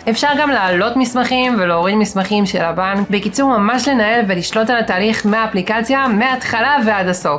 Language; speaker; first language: Hebrew; native; Hebrew